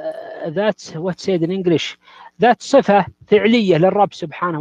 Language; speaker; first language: English; non-native, learner; Arabic